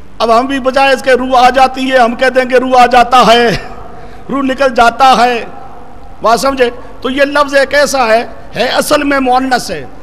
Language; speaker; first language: Urdu; non-native, local second language; Punjabi